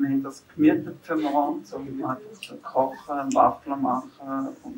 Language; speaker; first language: German; non-native, learner; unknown